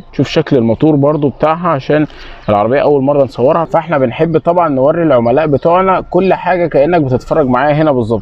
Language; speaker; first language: Arabic; native; Arabic